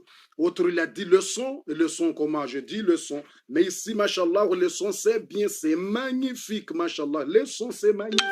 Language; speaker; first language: French; non-native, learner; Comorian